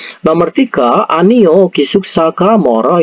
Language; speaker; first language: Korean; non-native, fluent; Indonesian